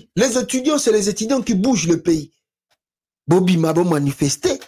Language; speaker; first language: French; non-native, local second language; Lingala